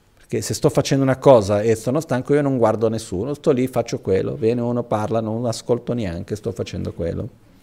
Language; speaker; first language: Italian; non-native, fluent; Portuguese